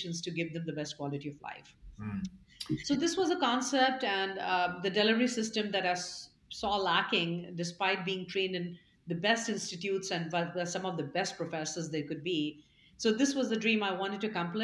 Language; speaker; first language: English; non-native, local second language; Hindi